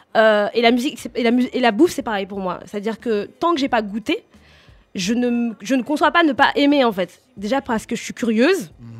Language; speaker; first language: French; native; French